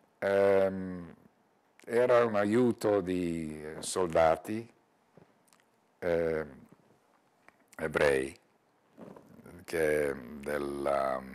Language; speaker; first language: Italian; non-native, learner; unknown